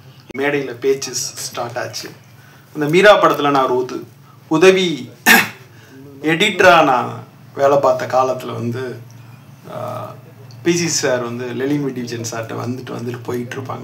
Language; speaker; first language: Tamil; native; Tamil